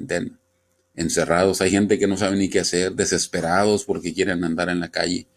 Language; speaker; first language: Spanish; native; Spanish